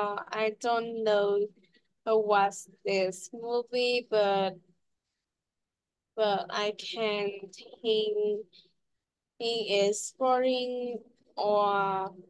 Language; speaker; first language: English; non-native, learner; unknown